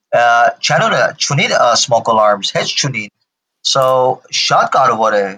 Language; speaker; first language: Armenian; early bilingual, heritage; Armenian